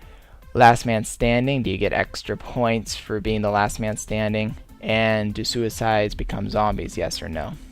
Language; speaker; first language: English; native; English